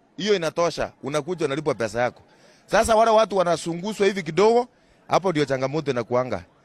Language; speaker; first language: Swahili; non-native, local second language; Gusii